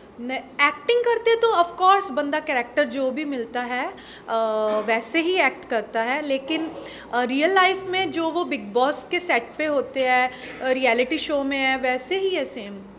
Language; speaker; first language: Hindi; non-native, local second language; Punjabi